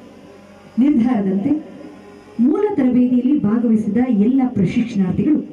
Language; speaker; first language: Kannada; native; Kannada